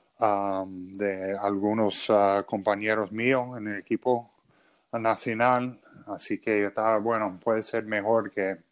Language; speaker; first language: Spanish; early bilingual, other home language; English